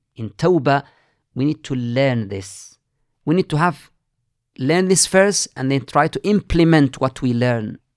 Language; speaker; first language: English; non-native, fluent; Arabic